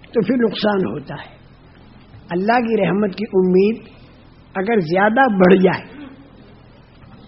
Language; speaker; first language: Urdu; non-native, local second language; Gujarati